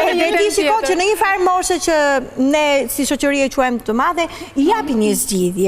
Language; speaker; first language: Albanian; native; Albanian